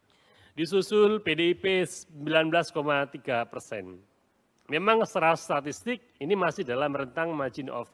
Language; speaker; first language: Indonesian; native; Indonesian